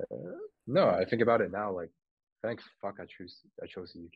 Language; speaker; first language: English; non-native, local second language; Cantonese